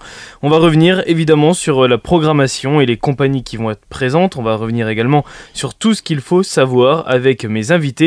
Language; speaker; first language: French; native; French